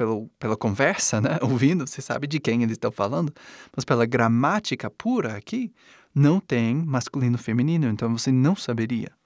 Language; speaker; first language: Portuguese; non-native, fluent; English